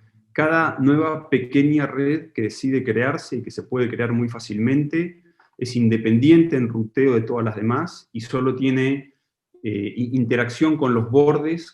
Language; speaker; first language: Spanish; native; Spanish